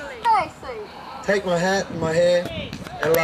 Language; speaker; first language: English; native; English